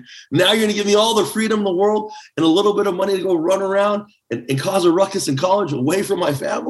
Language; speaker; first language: English; early bilingual, other home language; Chinese